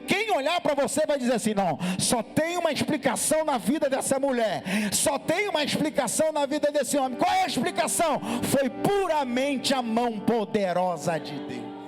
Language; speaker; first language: Portuguese; native; Portuguese